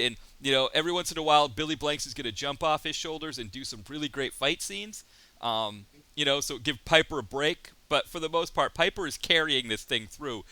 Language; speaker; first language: English; native; English